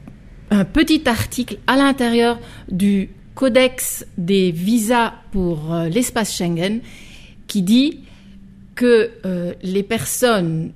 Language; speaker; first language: French; non-native, fluent; Italian